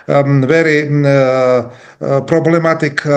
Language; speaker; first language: English; non-native, learner; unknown